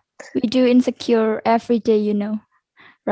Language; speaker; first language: English; non-native, learner; Indonesian